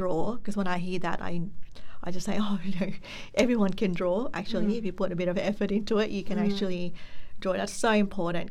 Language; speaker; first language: English; non-native, local second language; Filipino